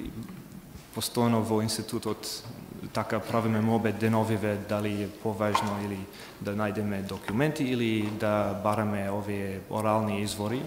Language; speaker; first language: Macedonian; non-native, fluent; English